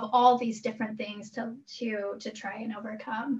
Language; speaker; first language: English; native; English